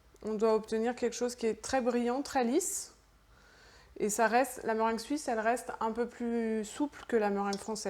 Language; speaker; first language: French; native; French